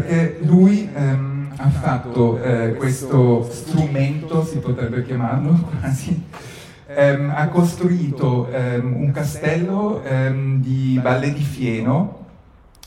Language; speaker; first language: Italian; native; Italian